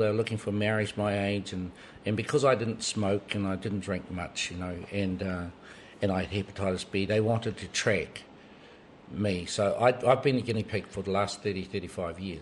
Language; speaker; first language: English; native; English